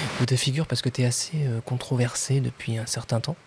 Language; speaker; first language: French; native; French